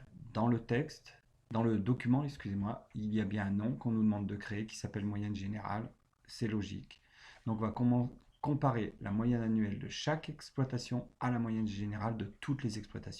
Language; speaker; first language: French; native; French